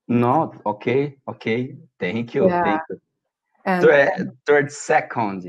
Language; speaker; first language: English; non-native, learner; Portuguese